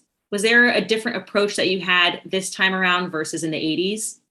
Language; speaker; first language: English; native; English